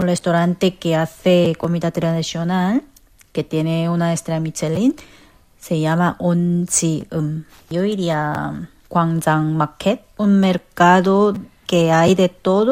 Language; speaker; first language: Spanish; non-native, learner; Korean